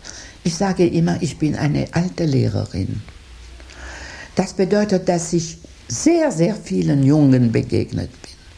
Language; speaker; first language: German; non-native, fluent; French